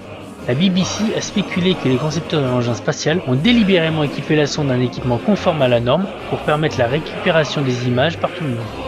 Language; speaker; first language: French; native; French